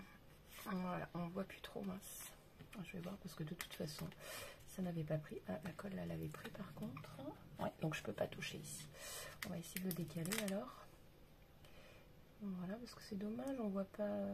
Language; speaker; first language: French; native; French